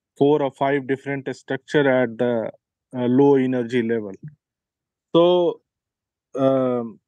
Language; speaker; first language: English; non-native, local second language; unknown